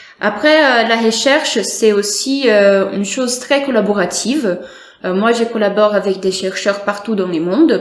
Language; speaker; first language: French; non-native, fluent; Portuguese